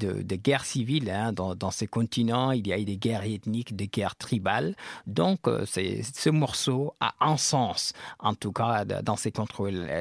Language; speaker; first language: French; non-native, local second language; Fula